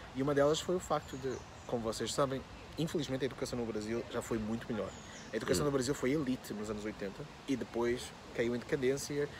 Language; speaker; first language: Portuguese; native; Portuguese